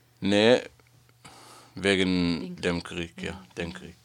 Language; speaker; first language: German; non-native, learner; Arabic